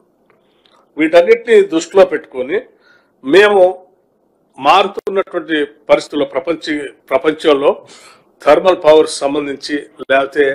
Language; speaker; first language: Telugu; native; Telugu